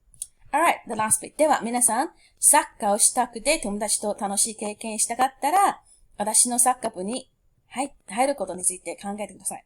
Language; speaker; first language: Japanese; non-native, fluent; English